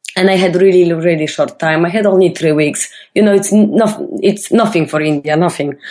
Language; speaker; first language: English; non-native, fluent; Polish